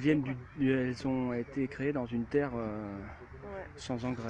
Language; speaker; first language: French; native; French